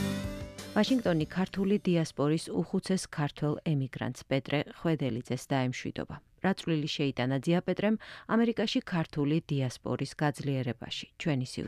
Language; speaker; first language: Georgian; native; Georgian